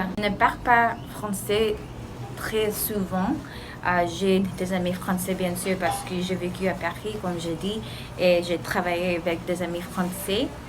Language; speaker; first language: French; non-native, learner; English